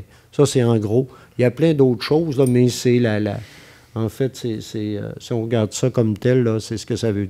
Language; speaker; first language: French; native; French